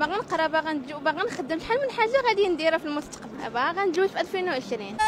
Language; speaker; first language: Arabic; native; Arabic